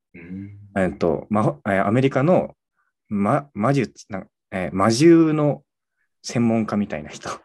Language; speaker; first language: Japanese; native; Japanese